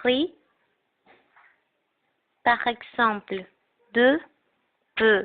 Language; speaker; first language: French; non-native, learner; Spanish